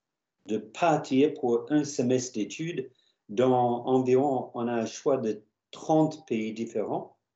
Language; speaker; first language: French; non-native, fluent; English